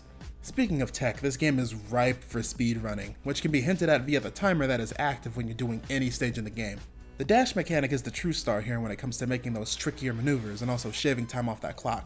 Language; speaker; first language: English; native; English